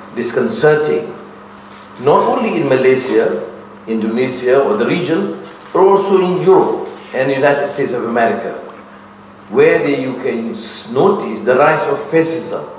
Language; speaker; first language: English; non-native, local second language; Malay